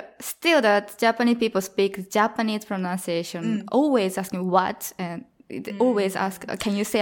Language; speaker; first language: English; non-native, learner; Japanese